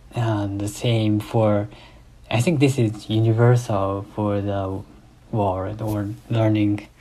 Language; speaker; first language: English; non-native, fluent; Japanese